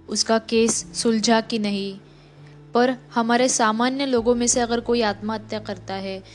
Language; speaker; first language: Hindi; non-native, local second language; Marathi